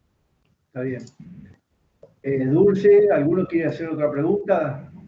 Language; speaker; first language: Spanish; native; Spanish